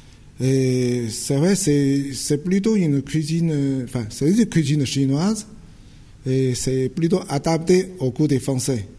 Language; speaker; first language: French; non-native, fluent; Chinese